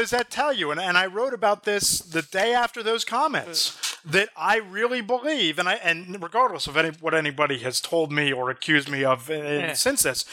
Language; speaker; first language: English; native; English